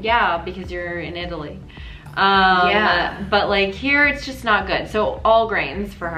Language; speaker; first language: English; native; English